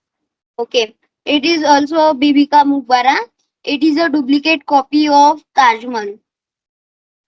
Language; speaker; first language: English; non-native, learner; Marathi